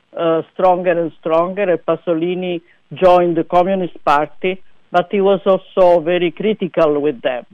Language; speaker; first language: English; non-native, fluent; Italian